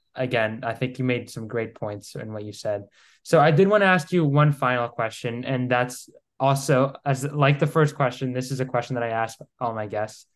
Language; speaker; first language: English; non-native, fluent; Greek